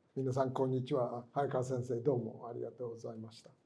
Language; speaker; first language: Japanese; non-native, fluent; English